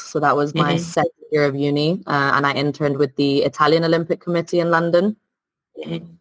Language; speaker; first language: English; non-native, fluent; Italian